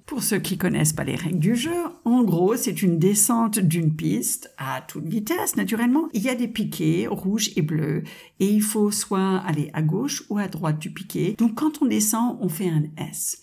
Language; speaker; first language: French; non-native, fluent; English